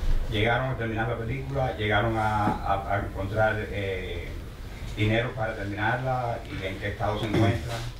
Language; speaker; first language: Spanish; native; Spanish